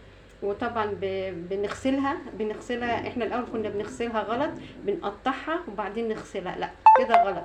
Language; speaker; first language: Arabic; native; Arabic